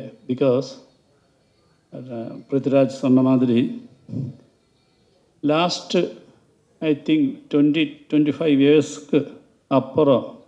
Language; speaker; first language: Tamil; non-native, learner; Malayalam